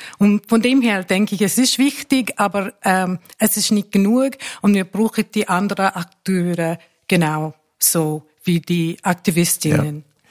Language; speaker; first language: German; non-native, fluent; English